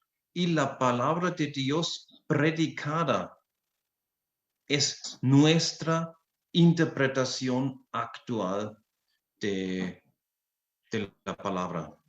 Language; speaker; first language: Spanish; non-native, fluent; German